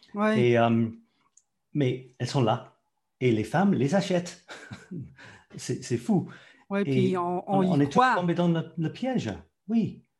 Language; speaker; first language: French; non-native, fluent; English